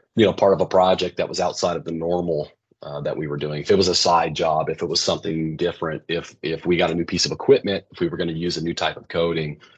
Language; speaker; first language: English; native; English